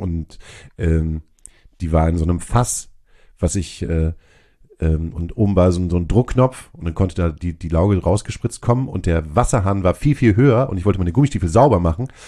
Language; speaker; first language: German; native; German